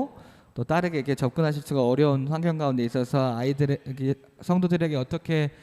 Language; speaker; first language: Korean; native; Korean